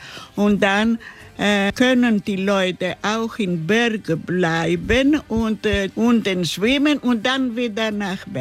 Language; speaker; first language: German; non-native, learner; Greek